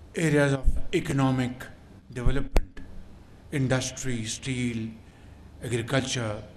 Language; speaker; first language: English; non-native, local second language; Urdu